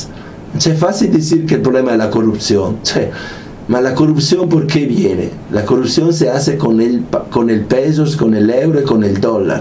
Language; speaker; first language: Spanish; non-native, fluent; Italian